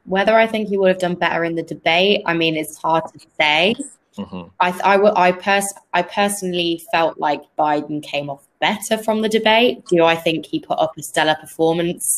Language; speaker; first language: English; native; English